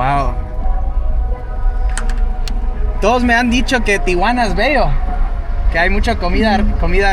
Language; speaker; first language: Spanish; early bilingual, heritage; English